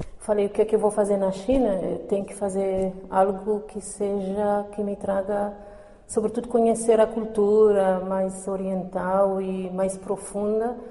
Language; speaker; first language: Portuguese; non-native, local second language; Kabuverdianu